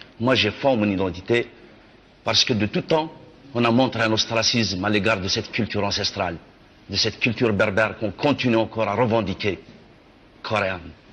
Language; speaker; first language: French; non-native, local second language; Kabyle